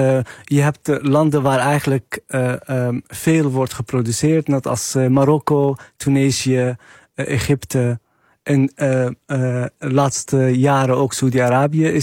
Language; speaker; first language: Dutch; non-native, fluent; Arabic